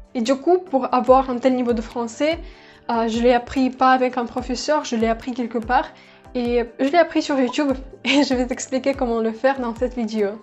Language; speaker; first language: French; non-native, fluent; Russian